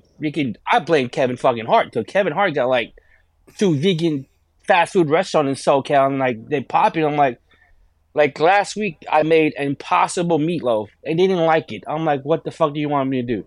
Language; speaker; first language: English; non-native, local second language; Filipino